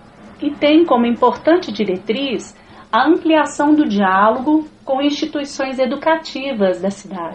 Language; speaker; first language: Portuguese; native; Portuguese